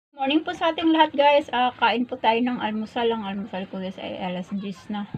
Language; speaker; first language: Filipino; non-native, local second language; Cebuano